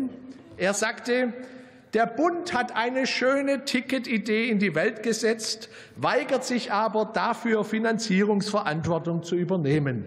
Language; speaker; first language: German; native; German